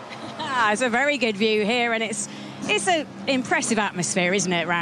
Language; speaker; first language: English; native; English